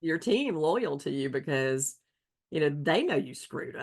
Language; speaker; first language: English; native; English